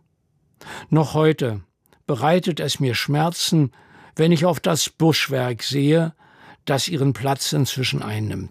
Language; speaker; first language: German; native; German